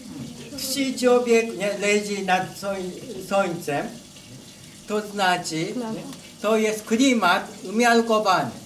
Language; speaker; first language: Polish; non-native, learner; Japanese